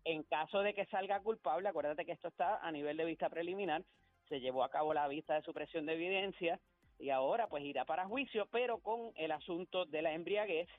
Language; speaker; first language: Spanish; native; Spanish